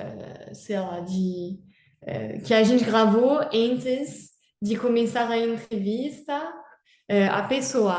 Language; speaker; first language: Portuguese; non-native, fluent; French